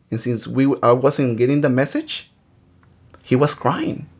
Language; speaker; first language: English; early bilingual, other home language; Spanish